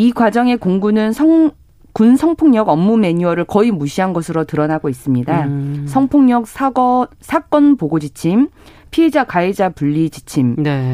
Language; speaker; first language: Korean; native; Korean